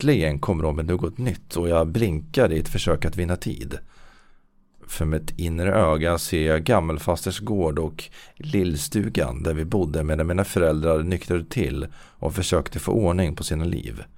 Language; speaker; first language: Swedish; native; Swedish